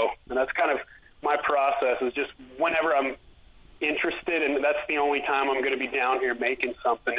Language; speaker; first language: English; native; English